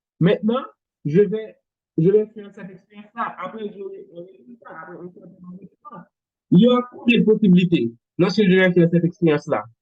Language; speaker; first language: French; non-native, local second language; Haitian Creole